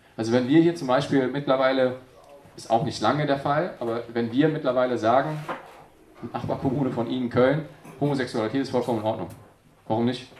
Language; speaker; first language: German; native; German